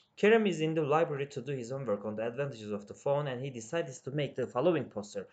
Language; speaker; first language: English; non-native, fluent; Turkish